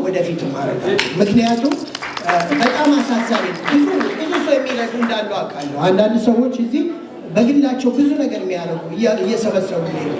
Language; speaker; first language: Amharic; native; Amharic